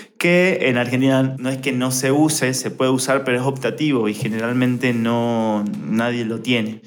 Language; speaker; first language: Spanish; native; Spanish